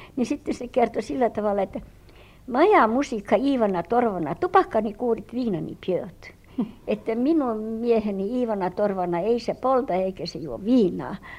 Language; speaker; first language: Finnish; early bilingual, heritage; Finnish